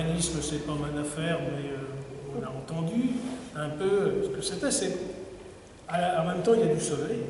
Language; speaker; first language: French; native; French